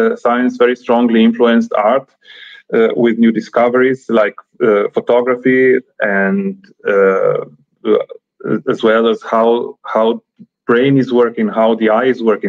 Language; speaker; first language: English; non-native, fluent; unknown